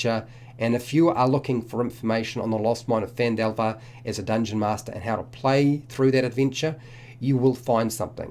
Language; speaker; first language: English; native; English